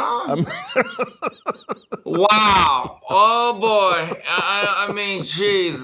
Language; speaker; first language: English; native; English